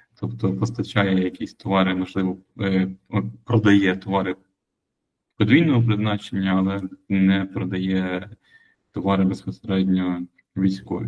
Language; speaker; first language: Ukrainian; native; Ukrainian